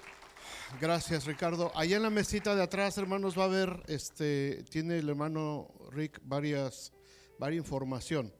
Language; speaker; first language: Spanish; native; Spanish